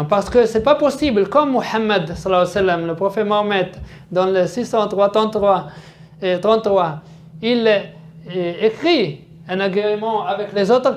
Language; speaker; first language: French; non-native, fluent; Arabic